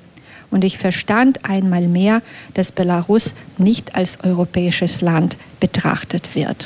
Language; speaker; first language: German; non-native, fluent; Russian